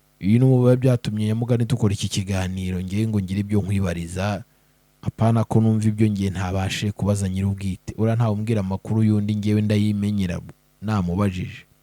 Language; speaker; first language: Kinyarwanda; native; Kinyarwanda